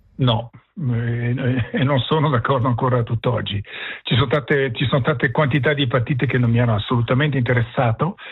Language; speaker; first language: Italian; early bilingual, heritage; French